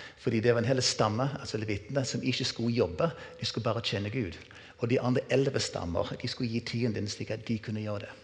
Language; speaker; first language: Norwegian; non-native, fluent; English